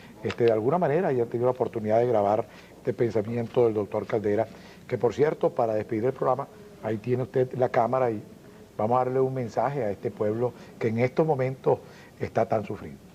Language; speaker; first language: Spanish; native; Spanish